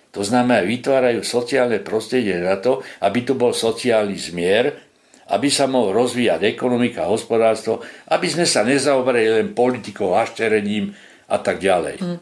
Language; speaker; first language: Slovak; non-native, local second language; Hungarian